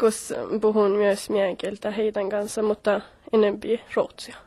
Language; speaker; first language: Finnish; non-native, learner; Swedish